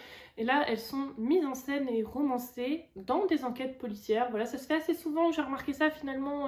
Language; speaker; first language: French; native; French